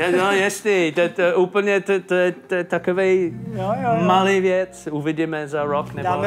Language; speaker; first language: Czech; non-native, fluent; English